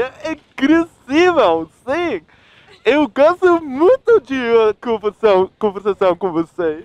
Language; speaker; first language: Portuguese; non-native, learner; Dutch